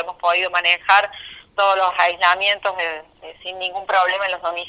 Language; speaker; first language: Spanish; native; Spanish